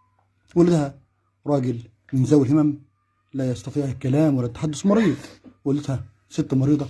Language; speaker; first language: Arabic; native; Arabic